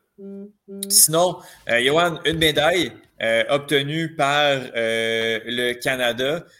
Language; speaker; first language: French; native; French